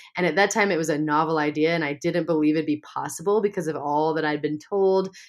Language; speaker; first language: English; native; English